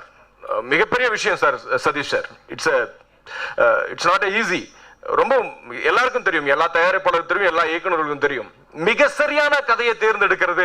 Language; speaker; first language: Tamil; native; Tamil